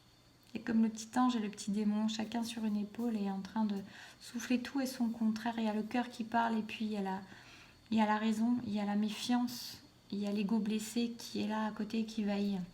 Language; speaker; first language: French; native; French